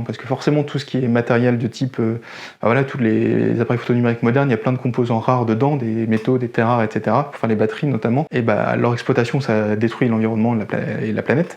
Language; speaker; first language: French; native; French